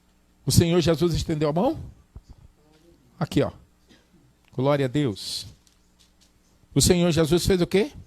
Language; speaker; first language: Portuguese; native; Portuguese